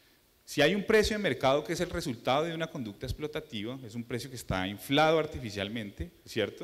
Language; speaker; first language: Spanish; native; Spanish